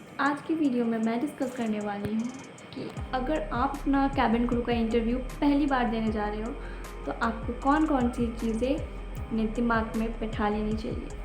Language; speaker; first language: Hindi; non-native, local second language; Bangla